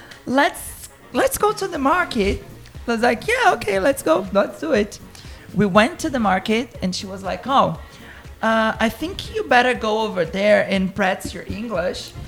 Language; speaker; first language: English; non-native, fluent; Portuguese